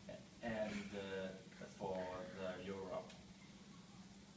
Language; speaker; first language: English; non-native, learner; Chinese